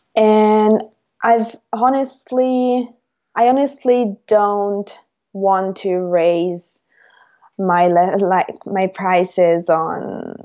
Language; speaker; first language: English; non-native, fluent; Italian